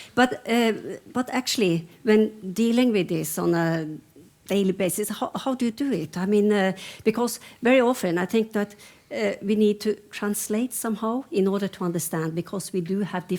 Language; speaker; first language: English; non-native, fluent; Norwegian